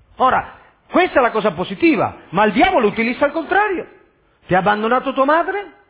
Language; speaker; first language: Italian; non-native, fluent; Spanish